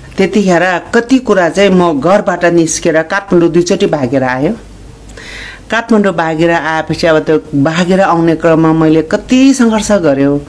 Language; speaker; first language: Nepali; non-native, local second language; Sherpa